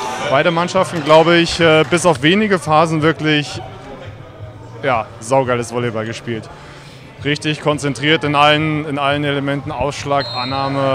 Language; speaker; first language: German; native; German